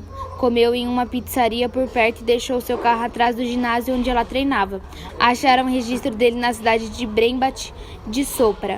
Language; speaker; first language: Portuguese; native; Portuguese